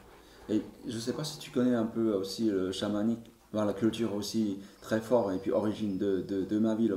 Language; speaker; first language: French; non-native, learner; Chinese